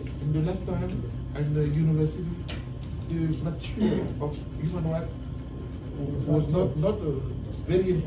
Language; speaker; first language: English; non-native, learner; French